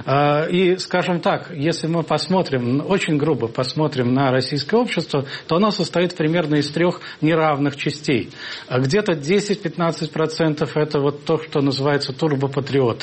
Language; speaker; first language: Russian; native; Russian